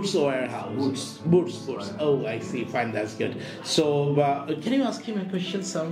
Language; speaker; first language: English; non-native, learner; Bangla